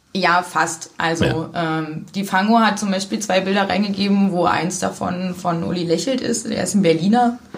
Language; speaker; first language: German; native; German